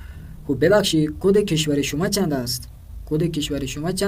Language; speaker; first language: Persian; non-native, fluent; Urdu